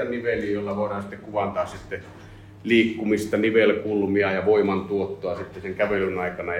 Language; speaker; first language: Finnish; native; Finnish